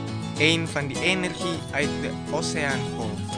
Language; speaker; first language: Dutch; non-native, fluent; Indonesian